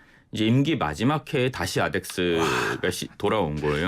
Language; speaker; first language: Korean; native; Korean